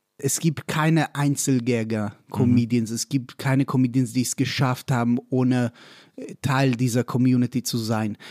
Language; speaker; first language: German; non-native, fluent; Hebrew